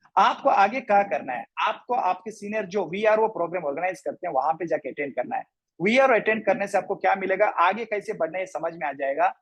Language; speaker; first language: Hindi; non-native, local second language; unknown